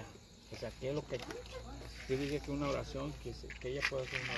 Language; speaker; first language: Spanish; native; Spanish